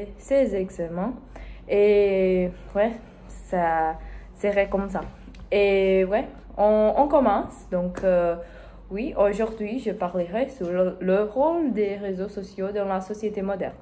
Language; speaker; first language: French; non-native, learner; Spanish